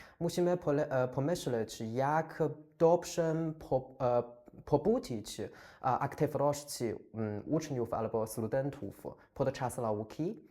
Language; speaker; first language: Polish; non-native, fluent; Chinese